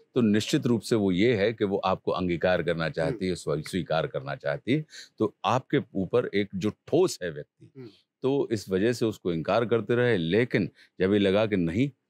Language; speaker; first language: Hindi; native; Hindi